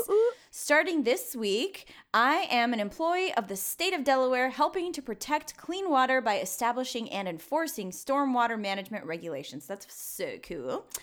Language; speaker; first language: English; early bilingual, other home language; Spanish